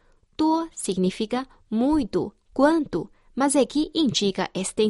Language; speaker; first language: Portuguese; non-native, fluent; Chinese